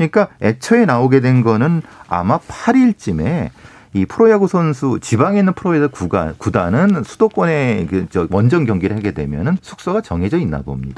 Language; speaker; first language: Korean; native; Korean